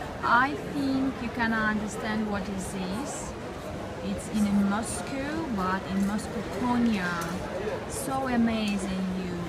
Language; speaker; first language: English; non-native, learner; Russian